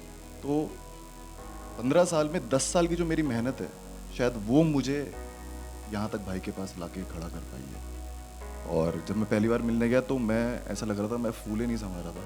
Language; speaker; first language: Hindi; native; Hindi